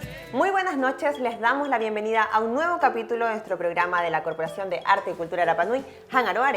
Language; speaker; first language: Spanish; native; Spanish